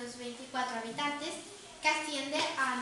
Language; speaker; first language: Spanish; non-native, learner; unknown